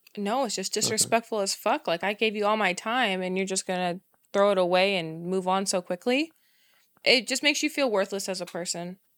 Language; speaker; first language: English; native; English